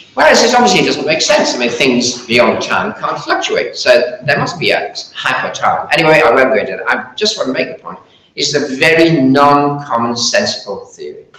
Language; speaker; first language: English; native; English